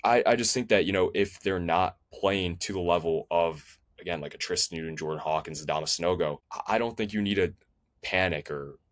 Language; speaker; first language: English; native; English